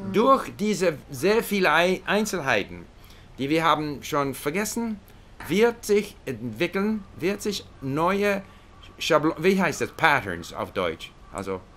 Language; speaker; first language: German; non-native, learner; English